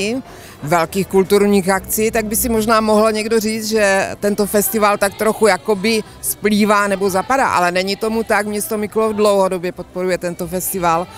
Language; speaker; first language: Czech; native; Czech